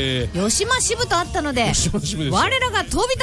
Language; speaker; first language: Japanese; native; Japanese